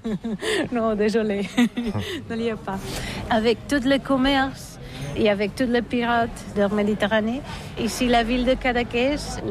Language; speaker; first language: French; non-native, learner; Catalan